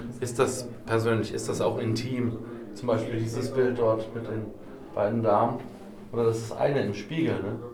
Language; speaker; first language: German; native; German